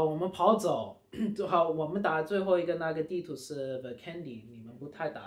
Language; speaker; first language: Chinese; early bilingual, heritage; Chinese